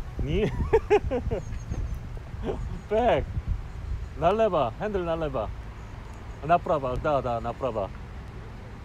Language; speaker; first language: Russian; non-native, learner; Korean